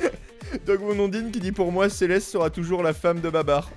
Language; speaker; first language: French; native; French